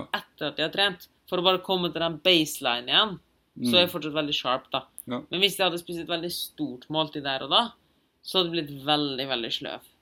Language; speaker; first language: Norwegian; non-native, fluent; German